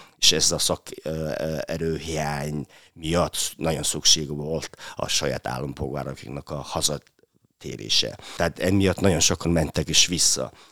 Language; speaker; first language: Hungarian; non-native, fluent; Mongolian